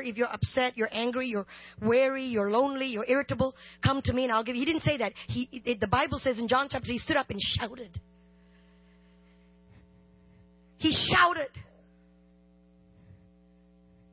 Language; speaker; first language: English; non-native, local second language; Tamil